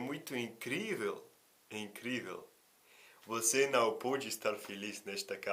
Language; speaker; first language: Portuguese; non-native, fluent; Russian